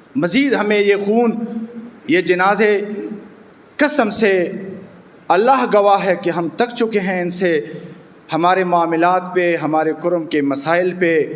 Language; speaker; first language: Urdu; non-native, local second language; Pashto